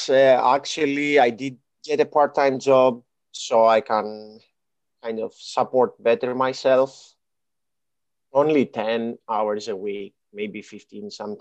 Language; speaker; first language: English; non-native, fluent; Greek